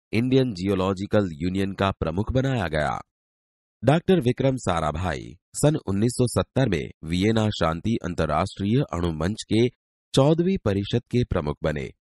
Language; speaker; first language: Hindi; non-native, local second language; Gujarati